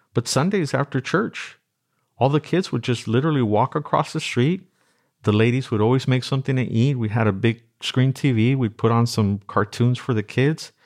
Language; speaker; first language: English; native; English